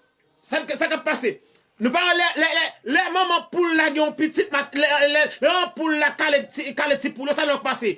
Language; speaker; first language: French; non-native, learner; Haitian Creole